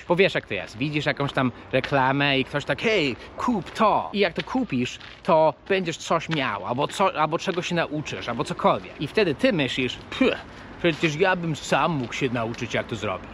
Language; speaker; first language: Polish; early bilingual, heritage; Polish